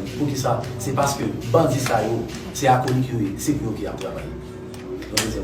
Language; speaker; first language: Haitian Creole; native; Haitian Creole